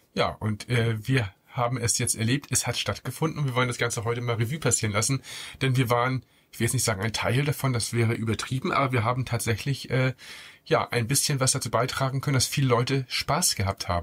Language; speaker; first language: German; native; German